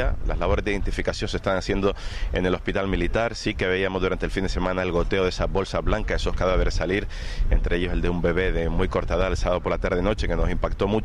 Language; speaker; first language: Spanish; native; Spanish